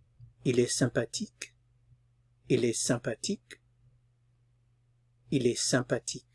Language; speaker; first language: French; non-native, fluent; English